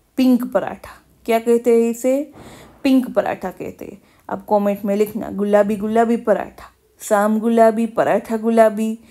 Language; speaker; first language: Hindi; non-native, local second language; Gujarati